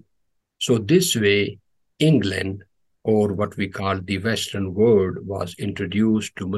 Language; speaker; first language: English; non-native, local second language; Urdu